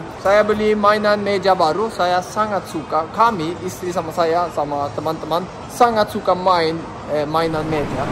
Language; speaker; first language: Indonesian; non-native, fluent; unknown